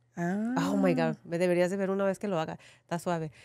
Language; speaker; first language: Spanish; early bilingual, heritage; Spanish